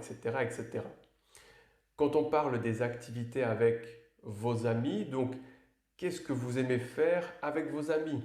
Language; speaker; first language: French; native; French